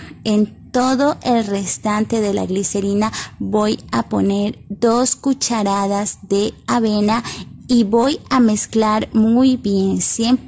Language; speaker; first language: Spanish; native; Spanish